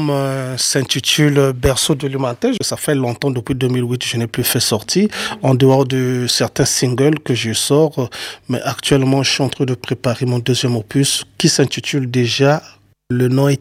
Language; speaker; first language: French; non-native, local second language; Kongo